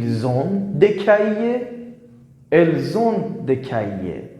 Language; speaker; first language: French; non-native, learner; Persian